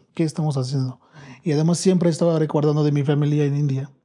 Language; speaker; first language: Spanish; non-native, learner; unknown